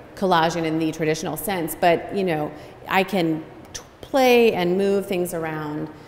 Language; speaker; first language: English; native; English